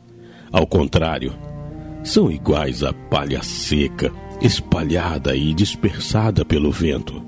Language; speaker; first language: Portuguese; native; Portuguese